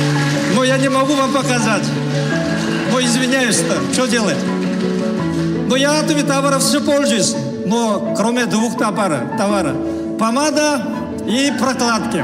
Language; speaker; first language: Russian; non-native, learner; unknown